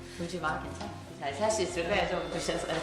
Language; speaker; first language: Korean; native; Korean